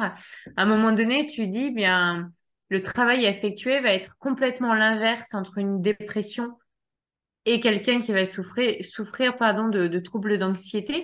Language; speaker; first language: French; native; French